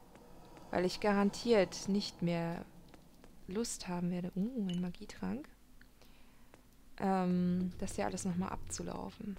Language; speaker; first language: German; native; German